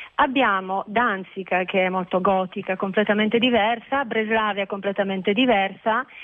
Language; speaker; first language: Italian; non-native, fluent; Polish